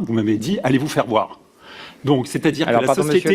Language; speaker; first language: French; native; French